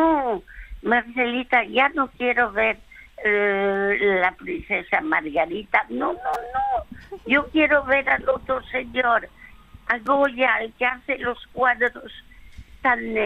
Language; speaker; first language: Spanish; early bilingual, other home language; French